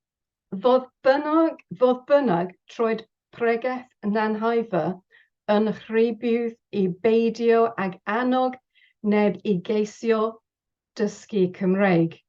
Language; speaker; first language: Welsh; non-native, learner; English